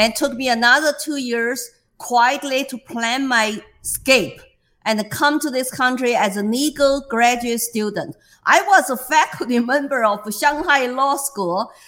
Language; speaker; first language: English; non-native, fluent; Chinese